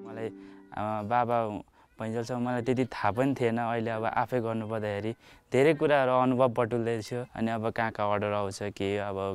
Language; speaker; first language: Nepali; native; Nepali